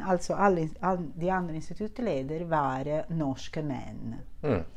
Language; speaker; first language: Norwegian; non-native, fluent; Italian